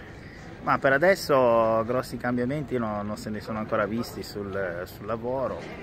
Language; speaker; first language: Italian; native; Italian